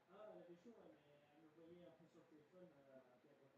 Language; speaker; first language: French; native; French